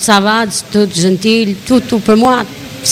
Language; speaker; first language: French; non-native, learner; Albanian